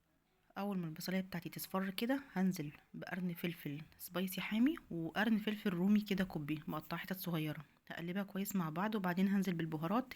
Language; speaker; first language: Arabic; native; Arabic